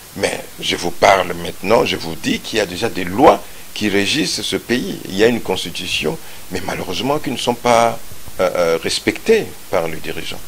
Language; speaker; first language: French; non-native, local second language; Lingala